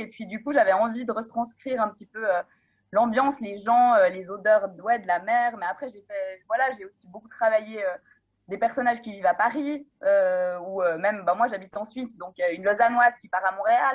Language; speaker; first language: French; native; French